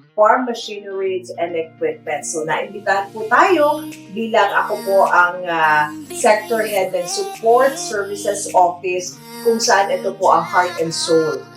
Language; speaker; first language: Filipino; native; Filipino